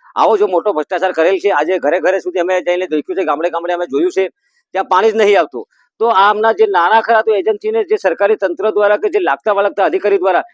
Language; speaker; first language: Gujarati; native; Gujarati